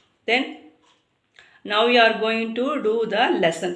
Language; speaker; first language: English; non-native, local second language; Tamil